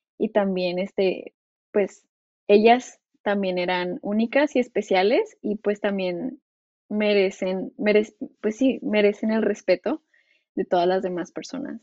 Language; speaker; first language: Spanish; native; Spanish